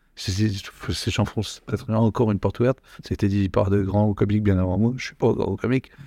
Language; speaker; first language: French; native; French